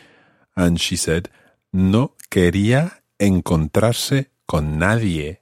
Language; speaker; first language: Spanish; non-native, fluent; English